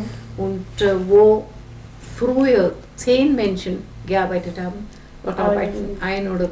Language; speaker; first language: German; non-native, fluent; Gujarati